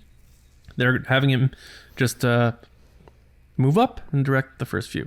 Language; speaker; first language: English; native; English